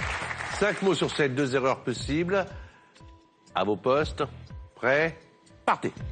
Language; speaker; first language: French; native; French